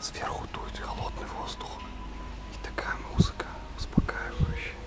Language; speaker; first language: Russian; native; Russian